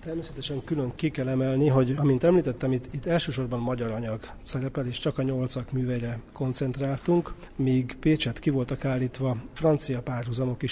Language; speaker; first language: Hungarian; native; Hungarian